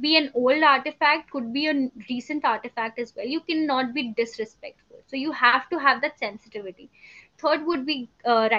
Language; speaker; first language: English; non-native, local second language; Hindi